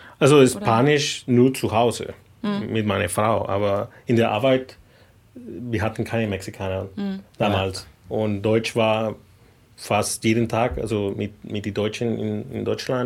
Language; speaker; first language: German; non-native, fluent; Spanish